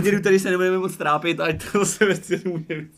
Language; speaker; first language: Czech; native; Czech